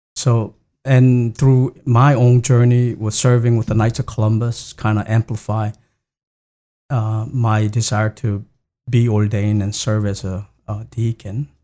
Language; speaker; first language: English; non-native, fluent; Korean